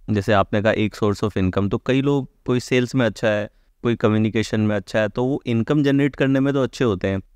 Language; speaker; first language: Hindi; native; Hindi